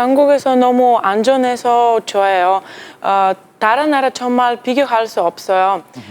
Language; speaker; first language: Korean; non-native, learner; Bulgarian